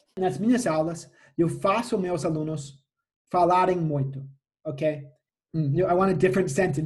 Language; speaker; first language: Portuguese; non-native, fluent; English